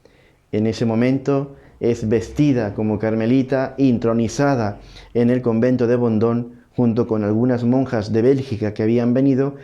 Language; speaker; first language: Spanish; native; Spanish